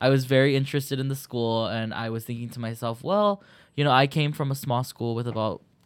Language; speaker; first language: English; early bilingual, other home language; Spanish